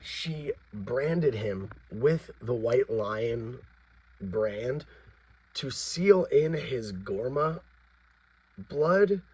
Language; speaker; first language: English; native; English